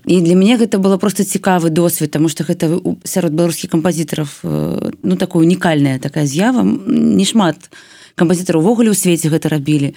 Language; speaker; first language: Belarusian; native; Belarusian